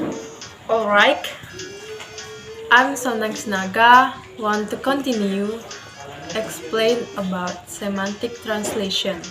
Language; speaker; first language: English; non-native, learner; Indonesian